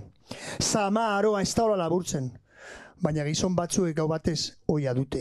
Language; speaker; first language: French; non-native, fluent; Basque